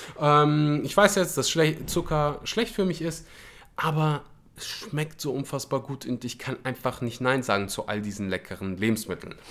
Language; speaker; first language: German; early bilingual, other home language; Russian